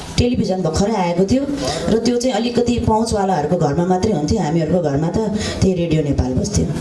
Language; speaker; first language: Nepali; native; Nepali